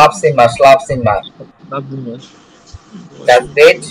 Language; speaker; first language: German; non-native, learner; Bangla